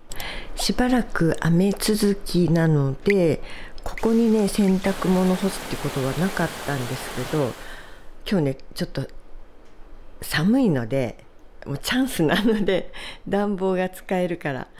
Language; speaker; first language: Japanese; native; Japanese